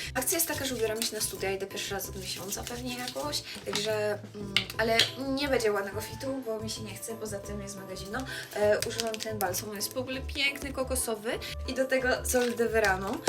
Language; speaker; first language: Polish; native; Polish